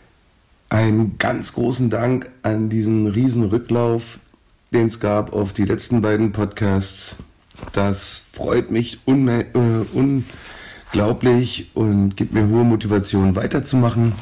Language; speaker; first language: German; native; German